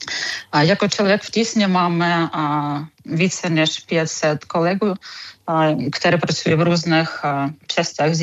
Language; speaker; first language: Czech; non-native, fluent; Ukrainian